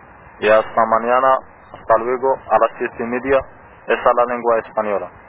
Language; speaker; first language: Spanish; non-native, learner; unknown